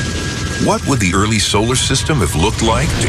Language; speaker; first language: English; native; English